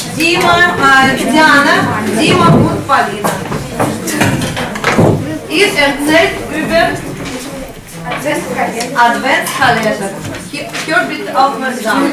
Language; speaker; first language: German; non-native, fluent; Russian